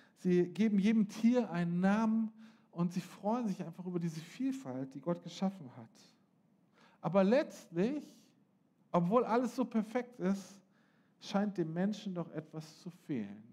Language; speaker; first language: German; native; German